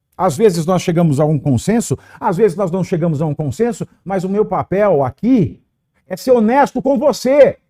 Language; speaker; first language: Portuguese; native; Portuguese